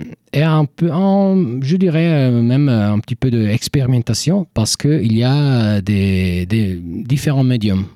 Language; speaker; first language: French; non-native, fluent; Italian